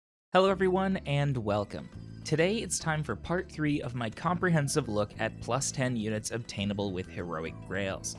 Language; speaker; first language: English; native; English